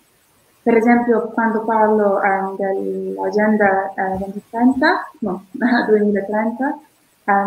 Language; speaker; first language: Italian; non-native, fluent; English